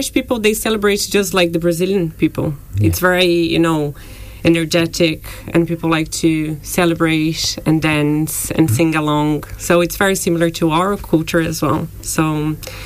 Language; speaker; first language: English; non-native, fluent; Portuguese